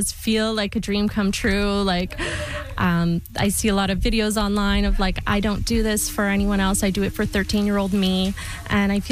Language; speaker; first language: English; native; English